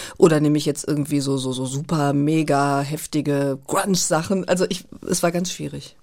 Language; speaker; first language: German; native; German